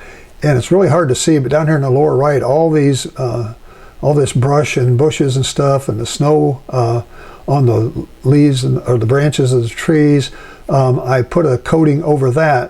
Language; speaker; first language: English; native; English